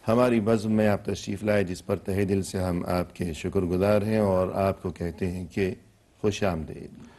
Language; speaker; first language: Urdu; native; Urdu